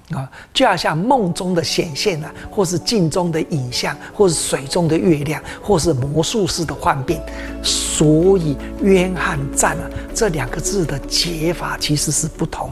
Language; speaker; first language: Chinese; native; Chinese